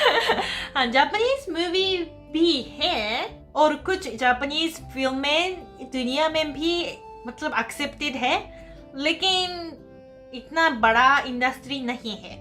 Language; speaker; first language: Hindi; non-native, fluent; Japanese